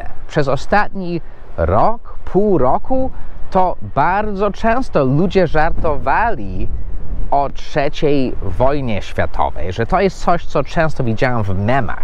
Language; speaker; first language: Polish; non-native, fluent; English